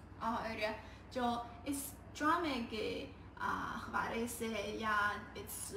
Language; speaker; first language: Hindi; non-native, learner; Chinese